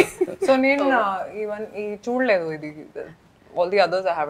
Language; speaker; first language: Telugu; non-native, fluent; Hindi